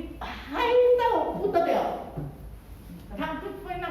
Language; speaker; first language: Chinese; early bilingual, heritage; Chinese